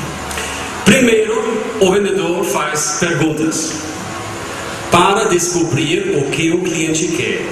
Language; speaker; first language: Portuguese; non-native, fluent; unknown